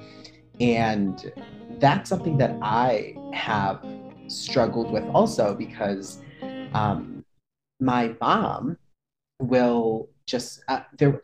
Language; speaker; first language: English; early bilingual, other home language; Spanish